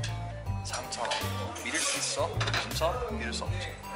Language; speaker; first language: Korean; non-native, fluent; English